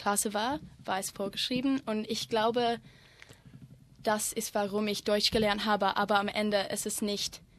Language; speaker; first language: German; non-native, learner; English